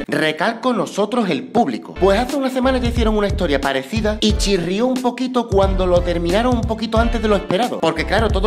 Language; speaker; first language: Spanish; native; Spanish